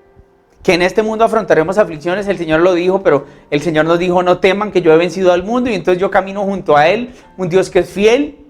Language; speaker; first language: Spanish; native; Spanish